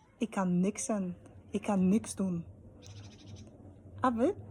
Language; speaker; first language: Dutch; non-native, fluent; Polish